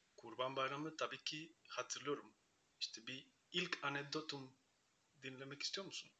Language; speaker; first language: Turkish; non-native, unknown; Spanish